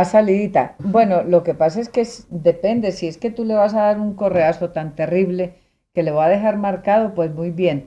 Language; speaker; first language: Spanish; native; Spanish